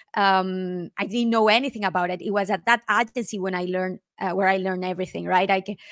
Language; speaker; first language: English; non-native, fluent; Spanish